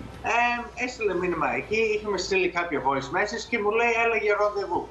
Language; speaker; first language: Greek; non-native, fluent; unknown